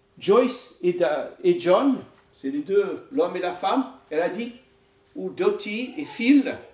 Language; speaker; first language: French; non-native, fluent; English